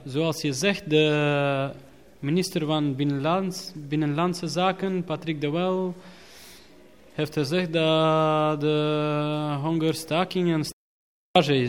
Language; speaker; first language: Dutch; non-native, learner; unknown